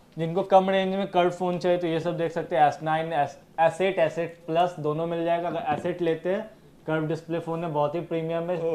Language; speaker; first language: Hindi; native; Hindi